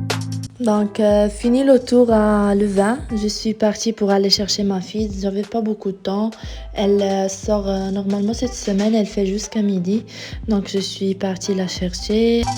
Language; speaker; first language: French; non-native, fluent; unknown